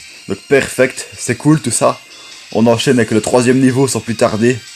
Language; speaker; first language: French; native; French